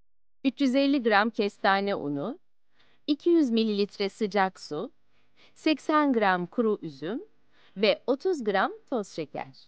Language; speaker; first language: Turkish; native; Turkish